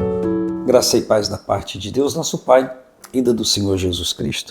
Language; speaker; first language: Portuguese; native; Portuguese